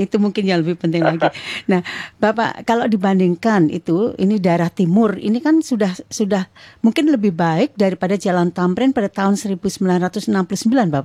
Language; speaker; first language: Indonesian; native; Indonesian